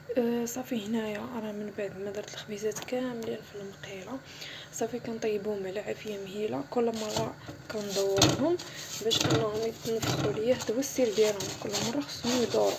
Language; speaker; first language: Arabic; native; Arabic